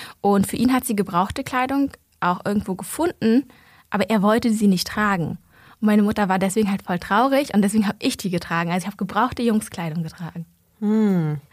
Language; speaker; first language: German; early bilingual, other home language; Vietnamese